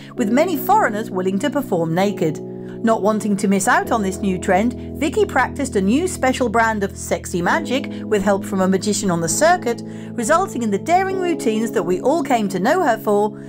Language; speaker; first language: English; native; English